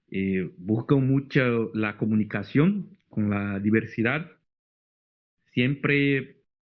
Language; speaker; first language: Spanish; non-native, fluent; Portuguese